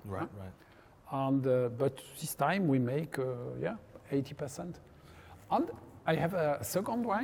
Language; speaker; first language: English; non-native, learner; French